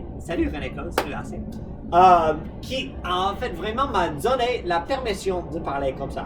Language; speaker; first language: French; non-native, fluent; English